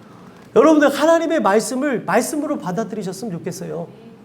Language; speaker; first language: Korean; native; Korean